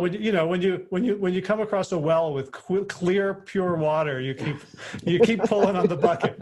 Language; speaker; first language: English; native; English